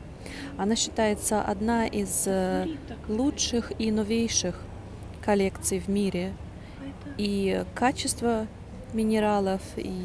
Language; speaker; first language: Russian; native; Russian